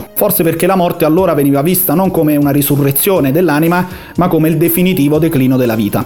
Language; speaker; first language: Italian; native; Italian